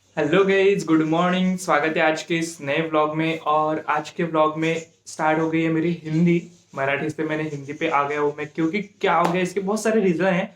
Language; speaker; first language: Hindi; non-native, local second language; Marathi